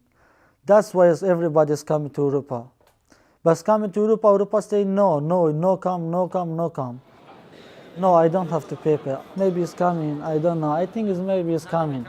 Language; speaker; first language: English; non-native, learner; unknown